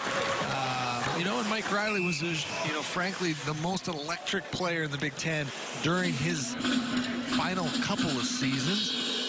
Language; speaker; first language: English; native; English